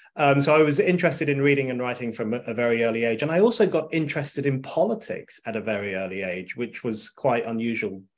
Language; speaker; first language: English; native; English